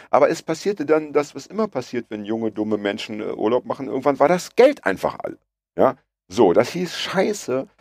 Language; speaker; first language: German; early bilingual, other home language; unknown